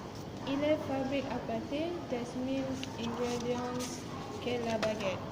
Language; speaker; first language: French; non-native, learner; Malay